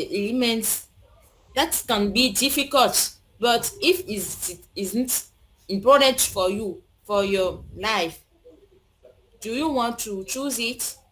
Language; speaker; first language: English; non-native, learner; French